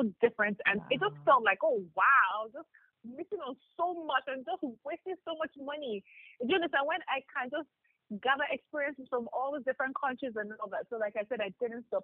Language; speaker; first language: English; non-native, local second language; Yoruba